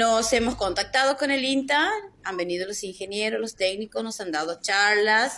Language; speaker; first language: Spanish; native; Spanish